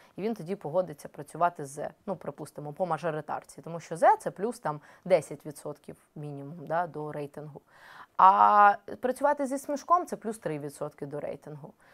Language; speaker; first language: Ukrainian; native; Ukrainian